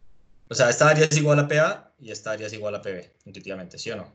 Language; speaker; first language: Spanish; native; Spanish